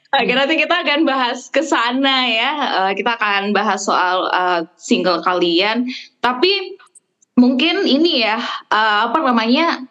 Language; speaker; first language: Indonesian; native; Indonesian